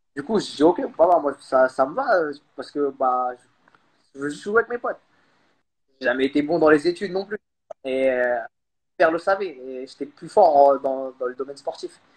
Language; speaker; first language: French; early bilingual, other home language; Khmer